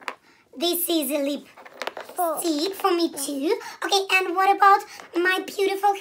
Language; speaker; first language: English; non-native, learner; Russian